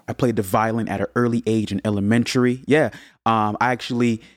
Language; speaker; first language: English; early bilingual, other home language; Haitian Creole